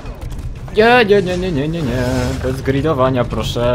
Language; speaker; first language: Polish; native; Polish